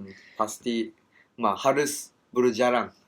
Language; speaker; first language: Indonesian; non-native, learner; Japanese